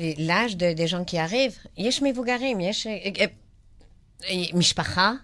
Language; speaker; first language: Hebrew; non-native, learner; French